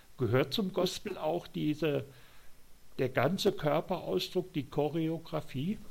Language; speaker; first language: German; native; German